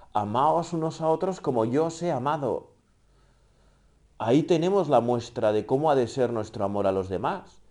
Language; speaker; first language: Spanish; native; Spanish